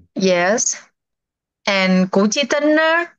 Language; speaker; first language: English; non-native, learner; Vietnamese